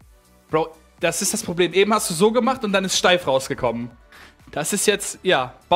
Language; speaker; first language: German; native; German